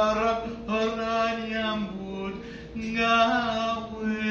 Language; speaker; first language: Indonesian; non-native, fluent; French